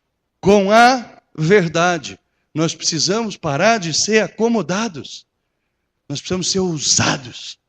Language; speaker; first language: Portuguese; native; Portuguese